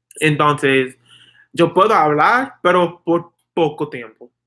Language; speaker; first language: Spanish; non-native, learner; English